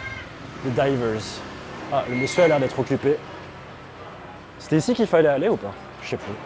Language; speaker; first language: French; native; French